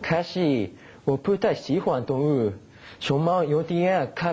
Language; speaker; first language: Chinese; non-native, learner; Japanese